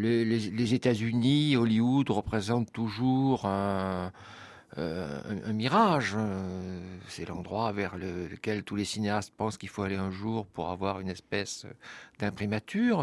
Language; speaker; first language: French; native; French